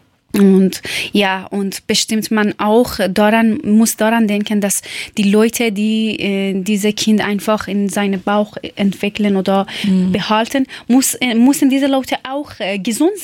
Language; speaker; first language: German; non-native, learner; Persian